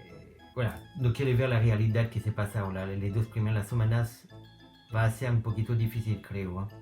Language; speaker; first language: Spanish; non-native, learner; French